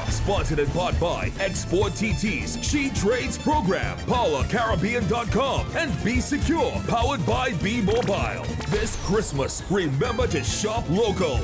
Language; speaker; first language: English; native; English